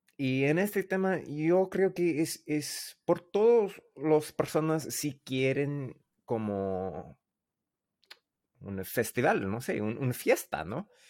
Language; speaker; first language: Spanish; non-native, learner; English